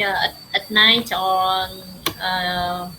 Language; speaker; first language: English; non-native, learner; Vietnamese